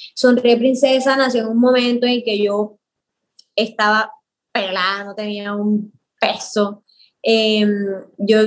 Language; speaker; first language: Spanish; native; Spanish